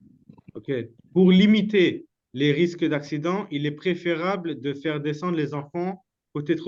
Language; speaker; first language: French; non-native, learner; Bangla